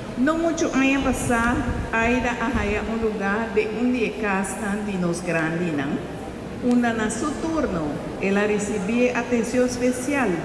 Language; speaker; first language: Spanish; non-native, local second language; Papiamento